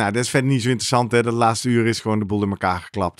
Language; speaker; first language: Dutch; native; Dutch